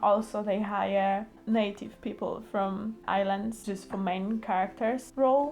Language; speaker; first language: English; non-native, learner; Polish